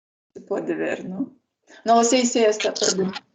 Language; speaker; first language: Spanish; non-native, learner; Lithuanian